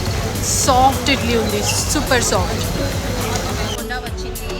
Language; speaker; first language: Telugu; non-native, local second language; Kannada